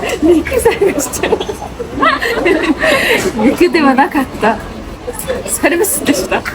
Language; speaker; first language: Japanese; non-native, fluent; Mongolian